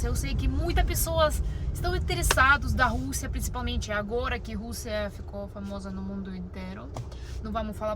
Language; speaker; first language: Portuguese; non-native, learner; Russian